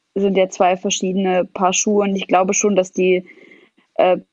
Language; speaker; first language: German; non-native, fluent; Arabic